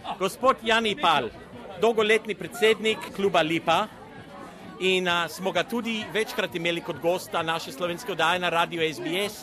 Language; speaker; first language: Slovenian; native; Slovenian